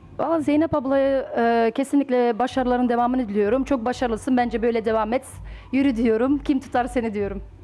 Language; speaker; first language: Turkish; early bilingual, heritage; Turkish